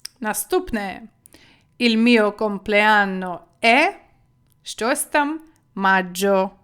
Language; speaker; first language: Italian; non-native, fluent; Ukrainian